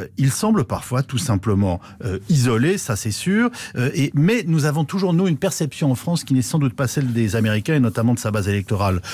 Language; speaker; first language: French; native; French